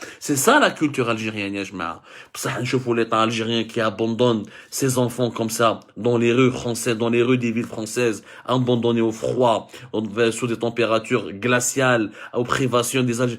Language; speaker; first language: French; non-native, local second language; Arabic